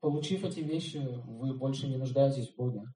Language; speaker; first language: Russian; native; Russian